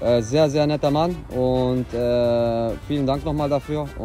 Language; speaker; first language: German; native; German